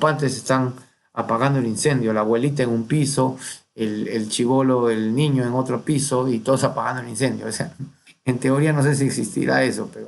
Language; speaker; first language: Spanish; native; Spanish